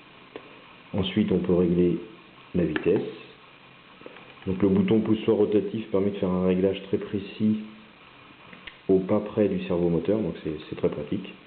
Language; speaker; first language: French; native; French